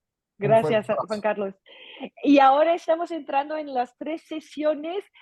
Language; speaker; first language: Spanish; non-native, fluent; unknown